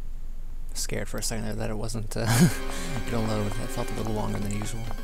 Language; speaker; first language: English; native; English